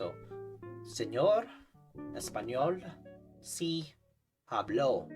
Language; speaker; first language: Spanish; non-native, learner; English